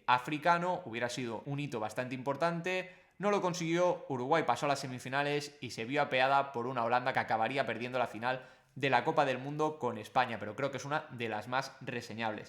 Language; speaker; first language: Spanish; native; Spanish